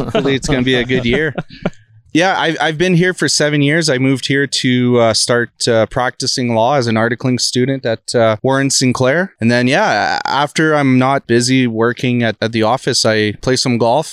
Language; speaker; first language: English; non-native, fluent; French